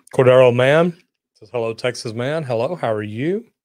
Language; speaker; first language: English; native; English